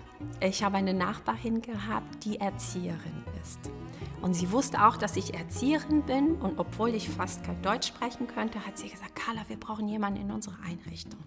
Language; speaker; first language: German; non-native, fluent; Portuguese